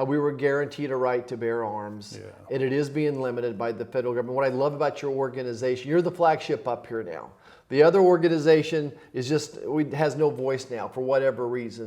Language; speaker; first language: English; native; English